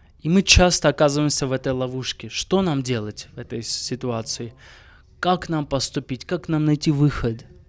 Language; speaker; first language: Russian; non-native, local second language; Armenian